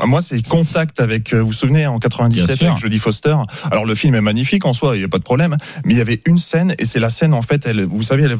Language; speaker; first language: French; native; French